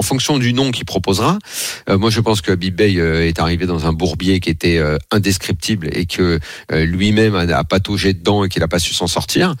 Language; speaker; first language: French; native; French